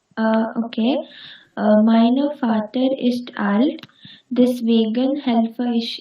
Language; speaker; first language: German; non-native, learner; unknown